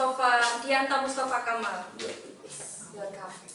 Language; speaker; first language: English; non-native, learner; Indonesian